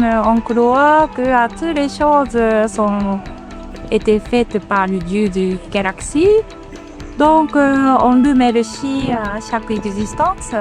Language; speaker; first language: French; non-native, fluent; Japanese